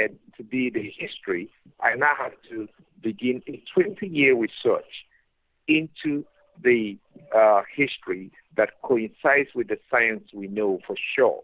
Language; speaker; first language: English; non-native, local second language; Igbo